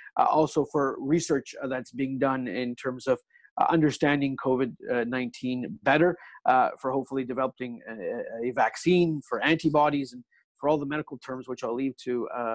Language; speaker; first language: English; early bilingual, other home language; Italian